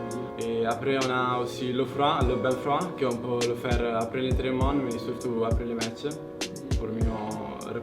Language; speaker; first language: French; non-native, learner; Italian